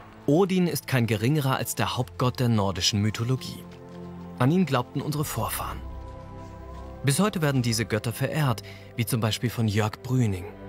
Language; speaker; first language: German; native; German